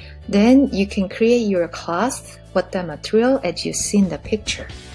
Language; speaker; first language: English; non-native, fluent; Korean